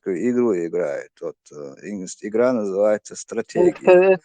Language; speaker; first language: Russian; non-native, local second language; Chechen